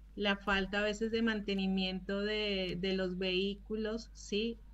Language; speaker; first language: Spanish; native; Spanish